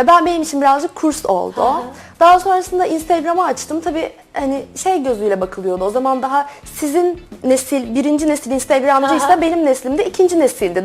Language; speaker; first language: Turkish; native; Turkish